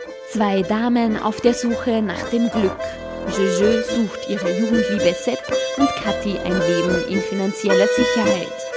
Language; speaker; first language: German; native; German